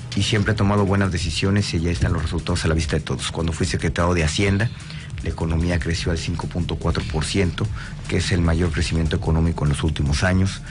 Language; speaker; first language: Spanish; native; Spanish